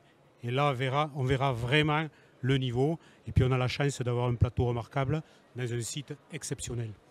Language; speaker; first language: French; native; French